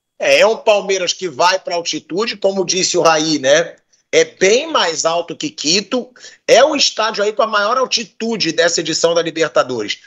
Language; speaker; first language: Portuguese; native; Portuguese